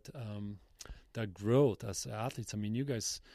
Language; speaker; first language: English; non-native, fluent; Polish